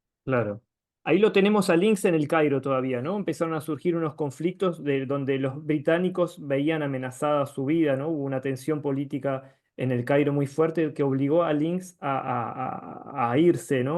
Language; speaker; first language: Spanish; native; Spanish